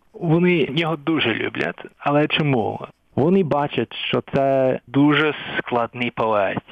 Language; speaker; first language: Ukrainian; non-native, fluent; English